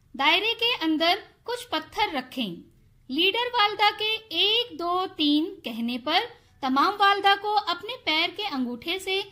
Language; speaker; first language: Urdu; native; Urdu